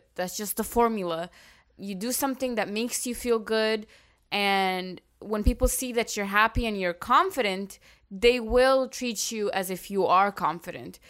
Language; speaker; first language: English; early bilingual, other home language; Arabic